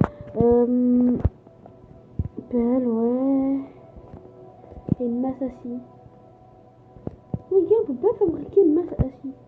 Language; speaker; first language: French; native; French